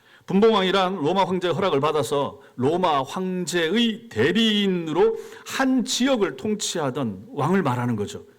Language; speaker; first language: Korean; native; Korean